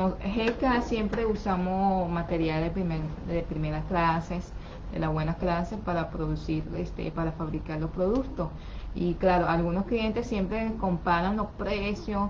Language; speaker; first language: Spanish; non-native, fluent; Chinese